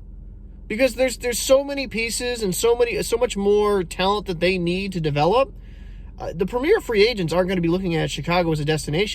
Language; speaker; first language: English; native; English